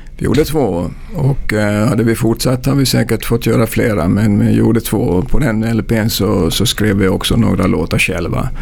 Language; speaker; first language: Swedish; native; Swedish